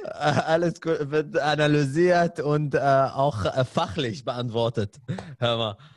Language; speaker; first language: German; non-native, fluent; Arabic